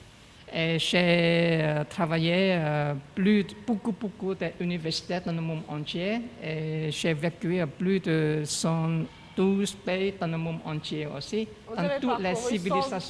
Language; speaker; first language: French; non-native, learner; Chinese